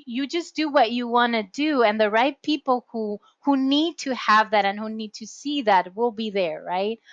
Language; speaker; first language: English; non-native, fluent; Spanish